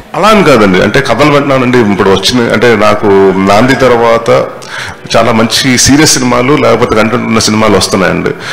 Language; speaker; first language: Telugu; native; Telugu